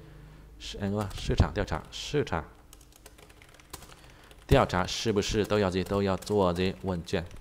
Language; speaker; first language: Chinese; non-native, fluent; Vietnamese